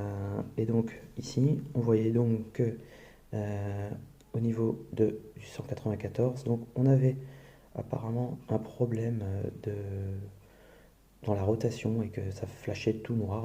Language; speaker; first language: French; native; French